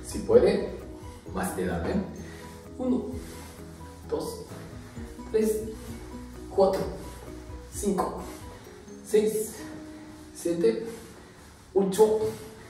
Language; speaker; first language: Spanish; non-native, learner; Japanese